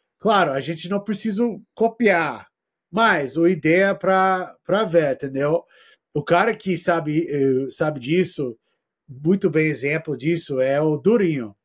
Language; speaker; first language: Portuguese; non-native, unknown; English